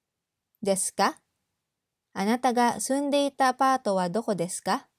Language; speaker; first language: Japanese; non-native, fluent; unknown